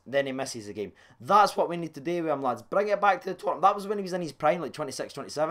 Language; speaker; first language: English; native; English